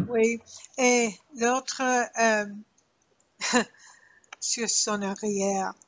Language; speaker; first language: French; non-native, learner; English